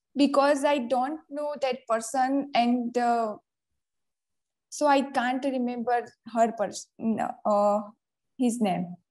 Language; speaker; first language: English; non-native, local second language; Gujarati